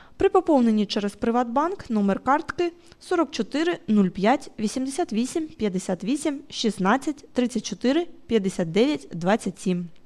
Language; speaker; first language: Ukrainian; native; Ukrainian